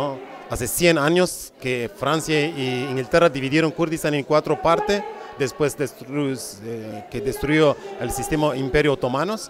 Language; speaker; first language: Spanish; non-native, fluent; Kurdish